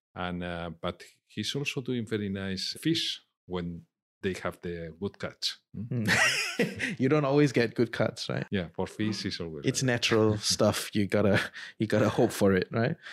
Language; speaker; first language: English; non-native, fluent; Spanish